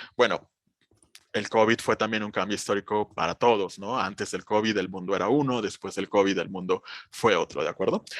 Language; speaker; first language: Spanish; native; Spanish